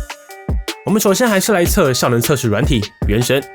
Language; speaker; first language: Chinese; native; Chinese